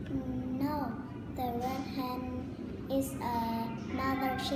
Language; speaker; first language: English; non-native, learner; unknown